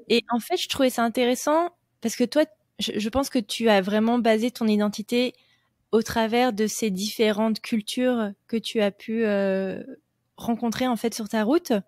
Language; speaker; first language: French; native; French